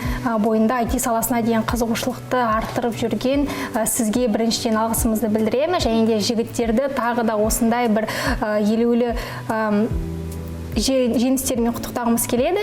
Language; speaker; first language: Kazakh; native; Kazakh